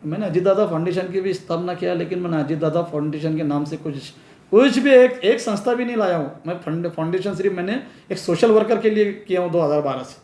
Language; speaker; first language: Hindi; non-native, local second language; Urdu